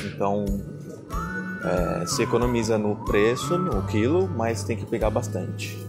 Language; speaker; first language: Portuguese; native; Portuguese